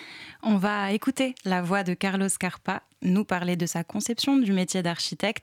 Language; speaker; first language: French; native; French